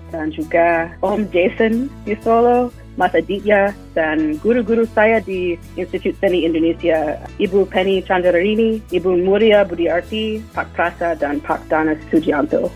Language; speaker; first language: Indonesian; non-native, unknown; English